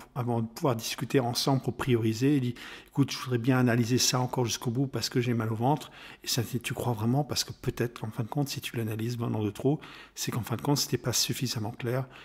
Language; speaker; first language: French; non-native, fluent; German